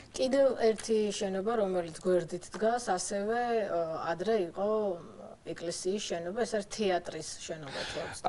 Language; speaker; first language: Georgian; native; Georgian